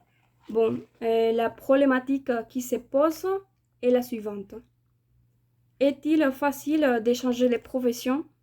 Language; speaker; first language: French; non-native, fluent; Spanish